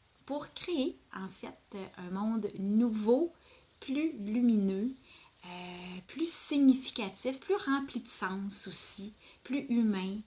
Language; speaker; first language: French; native; French